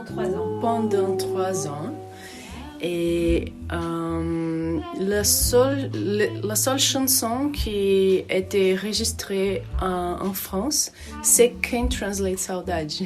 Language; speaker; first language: French; non-native, learner; Portuguese